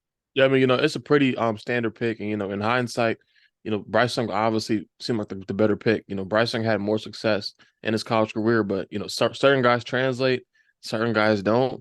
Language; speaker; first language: English; native; English